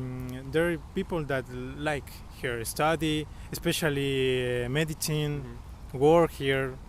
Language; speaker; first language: English; non-native, learner; Spanish